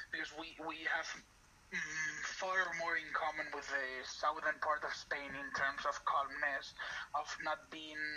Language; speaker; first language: English; non-native, fluent; Spanish